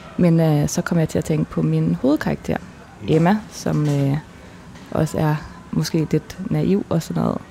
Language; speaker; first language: Danish; native; Danish